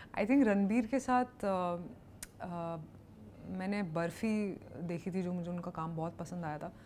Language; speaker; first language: Hindi; native; Hindi